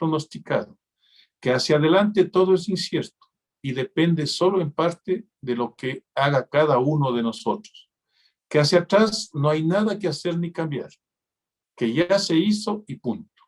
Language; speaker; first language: Spanish; native; Spanish